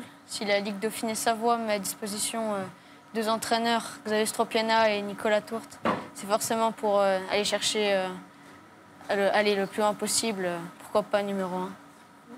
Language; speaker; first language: French; native; French